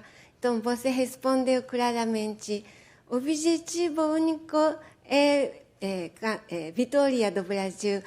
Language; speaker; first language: Portuguese; non-native, learner; Japanese